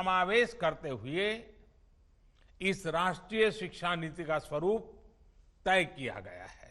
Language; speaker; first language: Hindi; non-native, local second language; Gujarati